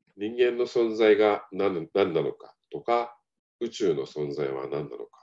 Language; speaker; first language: Japanese; native; Japanese